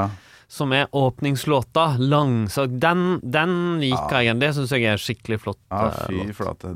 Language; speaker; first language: Norwegian; native; Norwegian